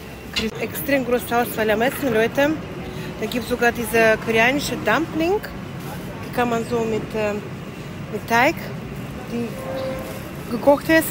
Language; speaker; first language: German; non-native, fluent; Latvian